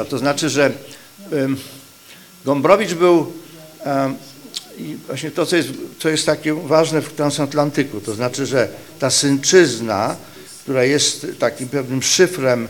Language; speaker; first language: Polish; native; Polish